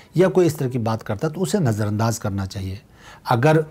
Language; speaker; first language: Urdu; non-native, local second language; Shina